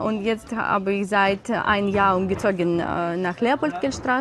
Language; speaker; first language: German; non-native, learner; Ukrainian